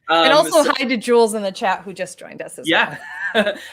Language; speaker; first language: English; native; English